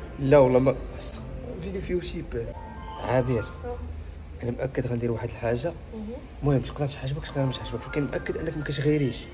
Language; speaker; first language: Arabic; native; Arabic